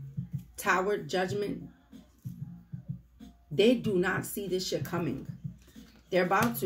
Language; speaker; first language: English; native; English